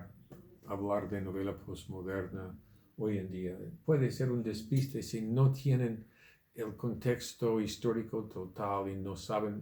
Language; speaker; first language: Spanish; non-native, fluent; English